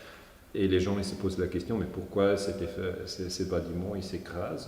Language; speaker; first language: French; non-native, fluent; German